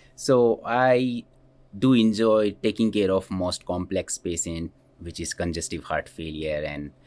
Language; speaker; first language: English; non-native, local second language; Hindi